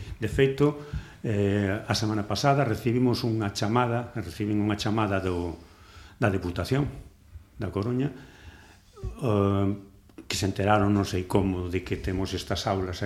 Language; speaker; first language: Galician; non-native, local second language; Spanish